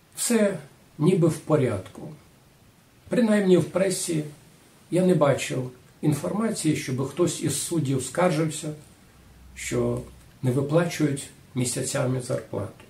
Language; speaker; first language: Ukrainian; non-native, local second language; Rusyn